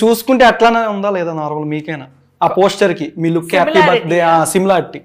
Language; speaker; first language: Telugu; native; Telugu